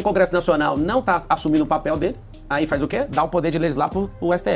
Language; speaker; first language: Portuguese; native; Portuguese